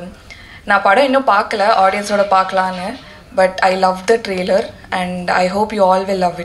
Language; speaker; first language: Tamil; non-native, learner; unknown